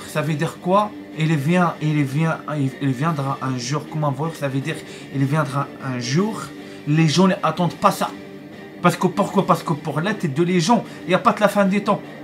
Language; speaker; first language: French; non-native, learner; Arabic